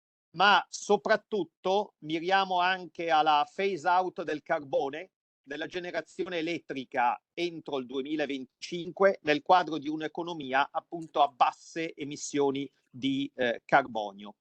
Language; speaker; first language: Italian; native; Italian